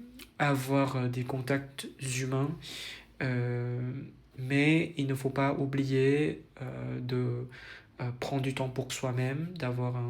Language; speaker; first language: French; non-native, fluent; Vietnamese